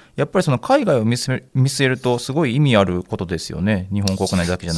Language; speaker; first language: Japanese; native; Japanese